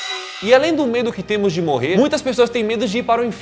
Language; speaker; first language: Portuguese; native; Portuguese